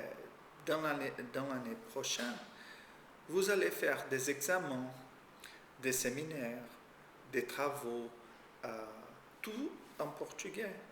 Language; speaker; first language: French; non-native, fluent; Portuguese